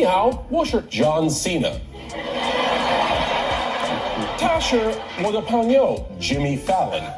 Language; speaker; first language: Chinese; non-native, learner; English